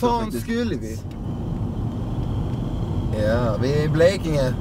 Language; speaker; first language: Swedish; native; Swedish